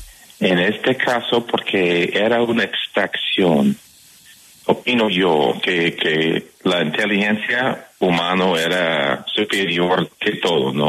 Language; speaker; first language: Spanish; non-native, fluent; English